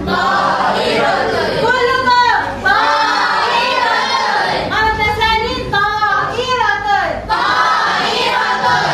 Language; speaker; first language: Arabic; non-native, learner; Malay